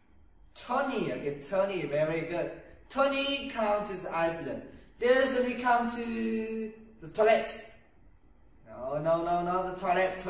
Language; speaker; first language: English; non-native, learner; Vietnamese